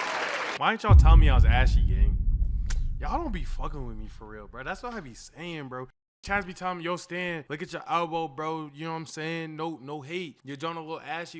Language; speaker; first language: English; native; English